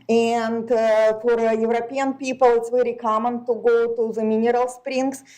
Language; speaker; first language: English; non-native, fluent; Russian